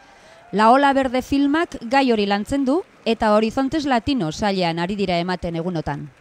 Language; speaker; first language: Basque; native; Basque